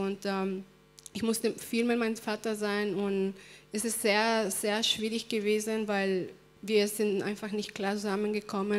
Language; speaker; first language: German; non-native, fluent; Spanish